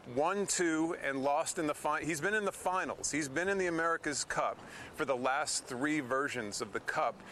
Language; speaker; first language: English; native; English